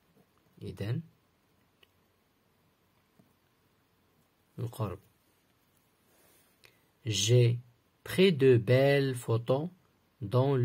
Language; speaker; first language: French; non-native, local second language; Arabic